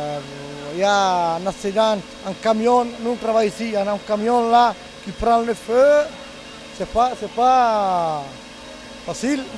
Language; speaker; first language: French; non-native, learner; Italian